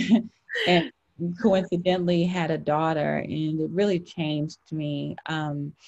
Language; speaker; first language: English; native; English